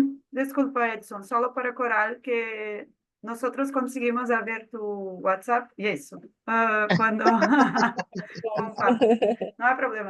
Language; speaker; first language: Spanish; non-native, fluent; Portuguese